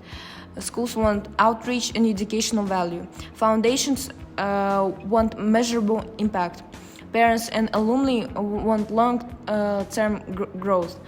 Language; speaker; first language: English; non-native, fluent; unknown